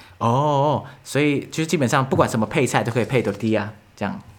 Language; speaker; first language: Chinese; native; Chinese